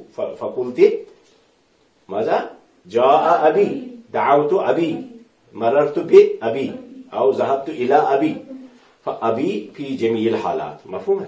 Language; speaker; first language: Arabic; non-native, fluent; Urdu